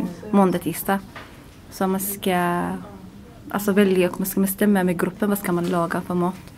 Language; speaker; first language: Swedish; non-native, learner; Arabic